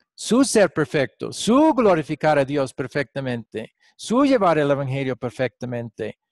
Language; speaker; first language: Spanish; non-native, fluent; English